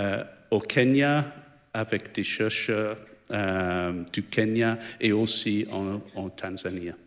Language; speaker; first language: French; non-native, fluent; English